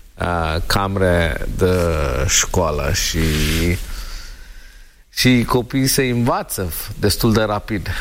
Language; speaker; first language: Romanian; non-native, learner; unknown